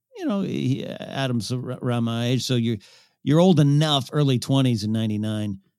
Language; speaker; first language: English; early bilingual, other home language; Ukrainian